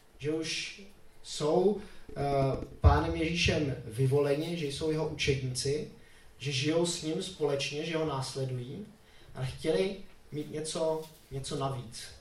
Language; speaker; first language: Czech; native; Czech